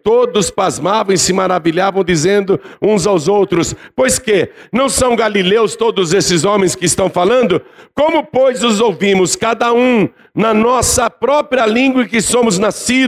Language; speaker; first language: Portuguese; native; Portuguese